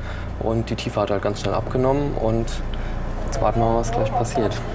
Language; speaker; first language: German; native; German